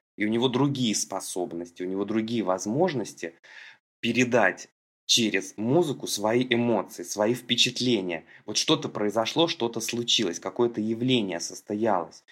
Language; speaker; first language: Russian; native; Russian